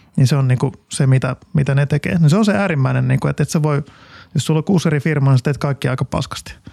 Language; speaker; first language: Finnish; native; Finnish